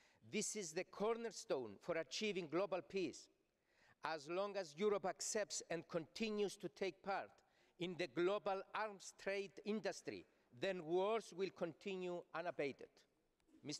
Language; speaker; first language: English; non-native, fluent; Greek